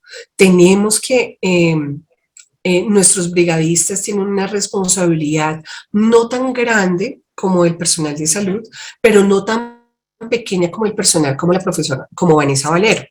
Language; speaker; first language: Spanish; native; Spanish